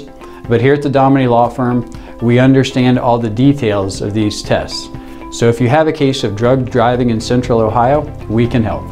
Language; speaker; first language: English; native; English